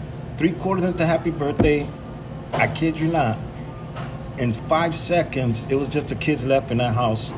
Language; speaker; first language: English; native; English